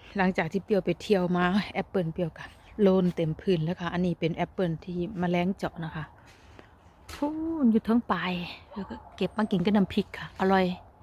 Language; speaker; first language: Thai; native; Thai